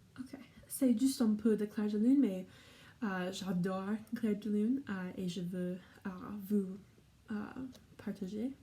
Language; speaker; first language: French; non-native, learner; English